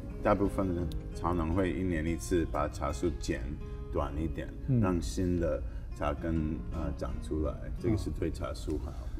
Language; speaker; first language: Chinese; non-native, fluent; English